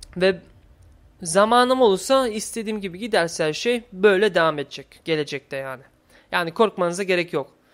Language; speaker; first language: Turkish; early bilingual, heritage; Turkish